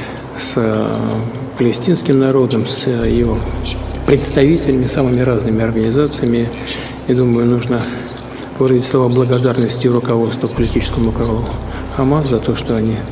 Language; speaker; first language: Russian; native; Russian